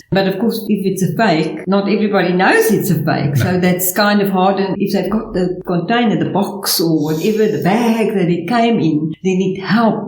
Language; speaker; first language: English; non-native, local second language; Afrikaans